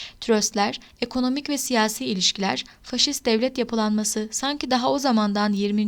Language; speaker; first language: Turkish; native; Turkish